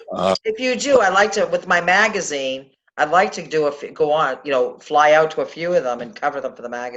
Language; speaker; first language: English; native; English